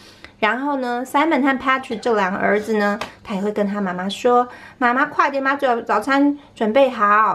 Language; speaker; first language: Chinese; native; Chinese